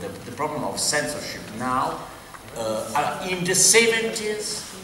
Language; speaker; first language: English; non-native, learner; Italian